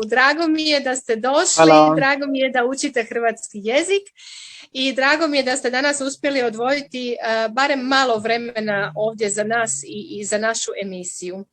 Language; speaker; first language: Croatian; native; Croatian